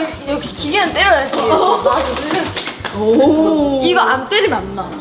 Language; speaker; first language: Korean; native; Korean